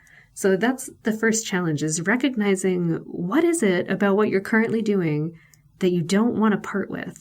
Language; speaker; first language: English; native; English